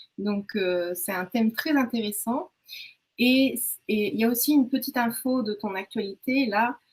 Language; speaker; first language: French; native; French